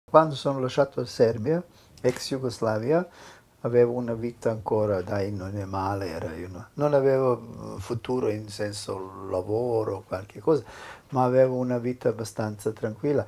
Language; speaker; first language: Italian; non-native, learner; Serbian